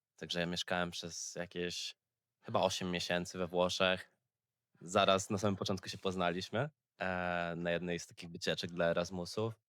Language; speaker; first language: Polish; native; Polish